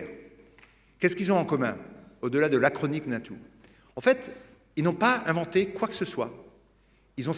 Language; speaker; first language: French; native; French